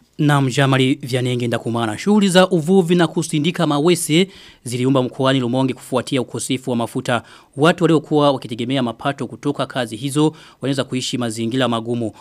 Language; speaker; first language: Swahili; non-native, local second language; Rundi